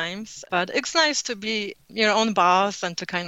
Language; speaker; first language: English; non-native, fluent; Polish